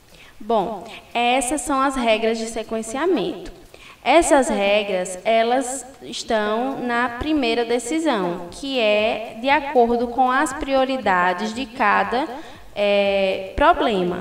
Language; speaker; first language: Portuguese; native; Portuguese